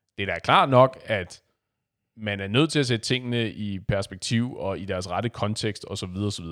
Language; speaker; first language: Danish; native; Danish